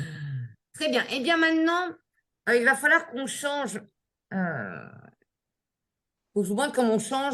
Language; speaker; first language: French; native; French